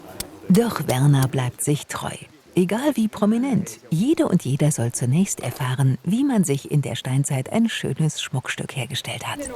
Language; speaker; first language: German; native; German